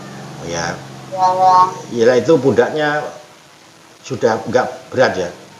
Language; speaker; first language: Indonesian; non-native, local second language; Javanese